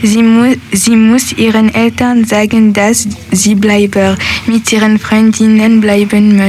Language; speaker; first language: German; non-native, learner; French